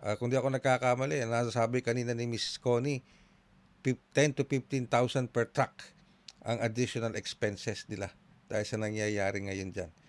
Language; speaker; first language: Filipino; native; Filipino